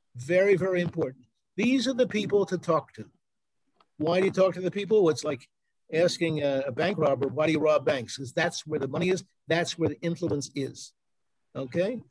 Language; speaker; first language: English; native; English